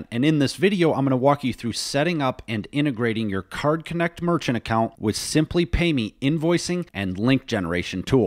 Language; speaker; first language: English; native; English